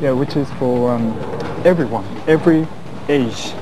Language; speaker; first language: English; non-native, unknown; Japanese